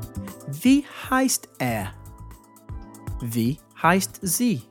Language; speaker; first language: German; non-native, fluent; English